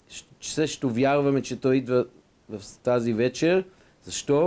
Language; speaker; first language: Bulgarian; non-native, fluent; Hebrew